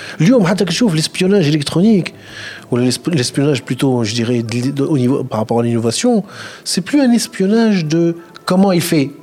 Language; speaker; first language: French; non-native, local second language; Arabic